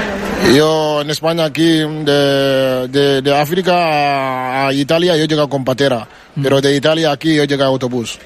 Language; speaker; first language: Spanish; non-native, learner; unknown